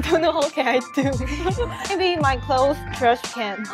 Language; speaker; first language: English; non-native, learner; Chinese